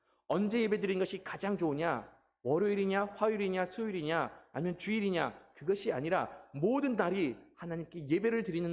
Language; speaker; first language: Korean; native; Korean